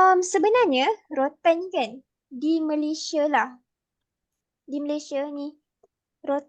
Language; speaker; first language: Malay; native; Malay